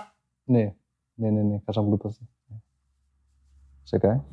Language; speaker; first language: Macedonian; early bilingual, heritage; German